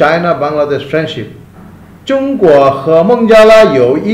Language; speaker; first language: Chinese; non-native, fluent; Bangla